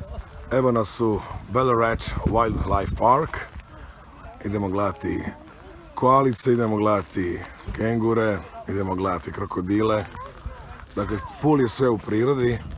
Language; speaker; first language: Bosnian; native; Bosnian